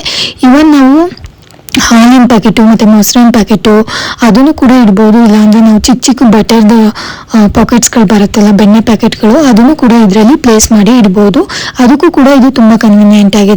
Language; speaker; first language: Kannada; native; Kannada